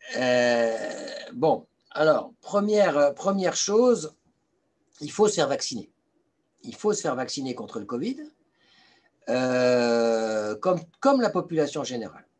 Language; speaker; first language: French; native; French